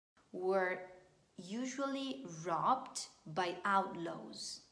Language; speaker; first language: English; non-native, fluent; Italian